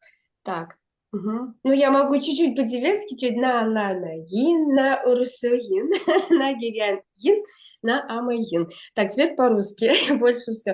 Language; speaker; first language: Russian; native; Russian